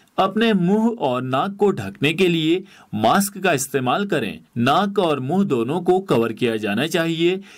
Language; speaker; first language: Hindi; native; Hindi